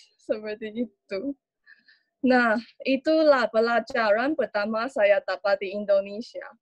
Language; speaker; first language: Indonesian; non-native, learner; Chinese